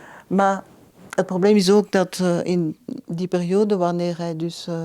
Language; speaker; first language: Dutch; non-native, local second language; French